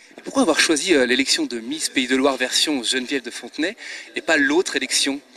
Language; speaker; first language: French; native; French